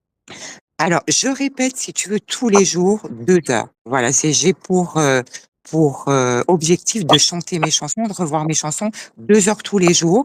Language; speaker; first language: French; native; French